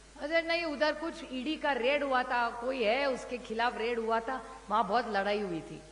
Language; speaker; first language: Hindi; non-native, local second language; Marathi